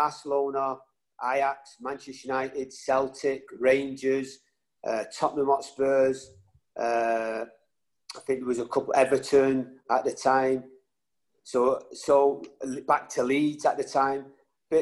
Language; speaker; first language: English; native; English